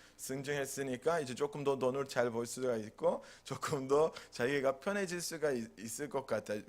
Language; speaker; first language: Korean; non-native, fluent; Turkish